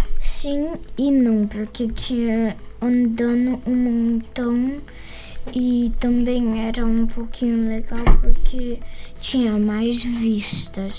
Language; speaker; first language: Portuguese; early bilingual, heritage; Portuguese